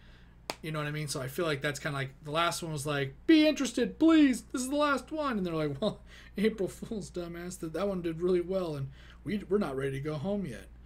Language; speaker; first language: English; native; English